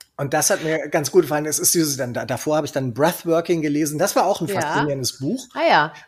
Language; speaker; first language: German; native; German